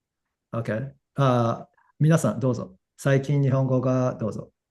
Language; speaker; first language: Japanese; non-native, fluent; English